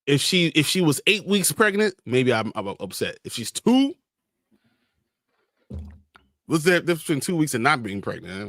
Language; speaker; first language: English; native; English